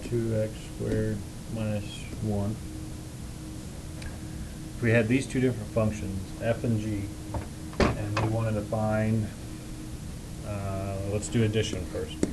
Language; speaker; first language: English; native; English